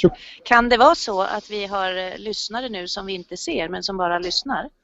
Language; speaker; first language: Swedish; native; Swedish